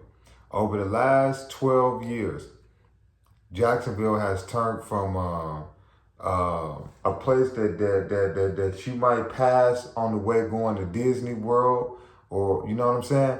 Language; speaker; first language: English; native; English